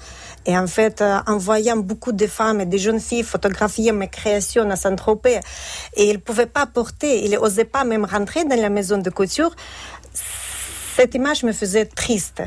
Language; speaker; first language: French; non-native, fluent; Russian